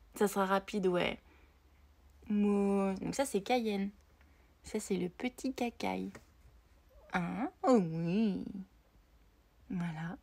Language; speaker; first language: French; native; French